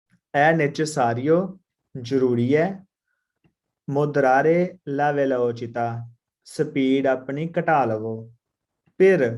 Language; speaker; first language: Italian; non-native, learner; Punjabi